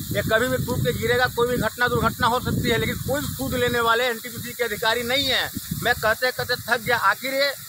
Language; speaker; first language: Hindi; native; Hindi